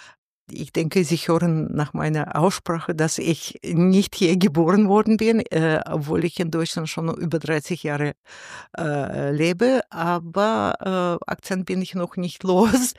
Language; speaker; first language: German; non-native, learner; Russian